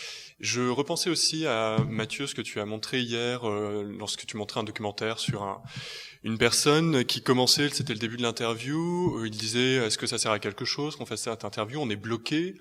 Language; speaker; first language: French; native; French